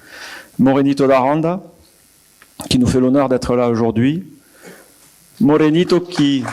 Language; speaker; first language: French; native; French